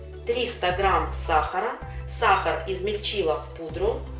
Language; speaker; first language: Russian; native; Russian